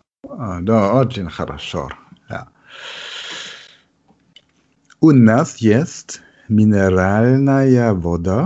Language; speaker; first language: Russian; non-native, learner; German